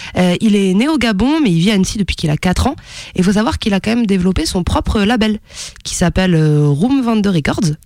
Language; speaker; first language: French; native; French